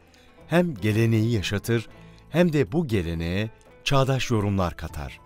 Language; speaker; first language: Turkish; native; Turkish